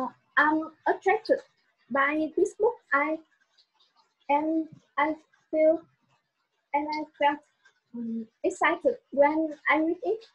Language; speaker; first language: English; non-native, learner; Vietnamese